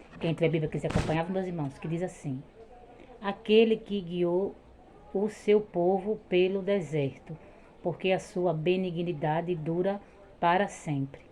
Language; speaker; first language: Portuguese; native; Portuguese